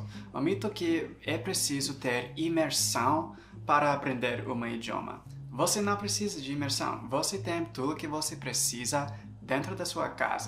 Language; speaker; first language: Portuguese; non-native, fluent; English